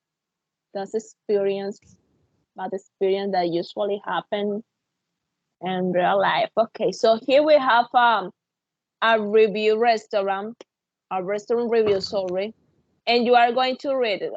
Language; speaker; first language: English; non-native, fluent; Spanish